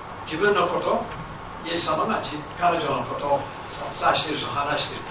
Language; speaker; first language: Japanese; non-native, fluent; English